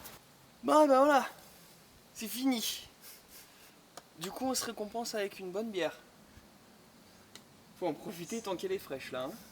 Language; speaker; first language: French; native; French